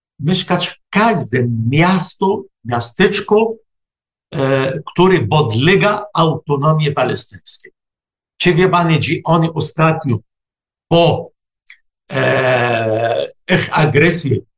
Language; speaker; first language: Polish; non-native, fluent; Arabic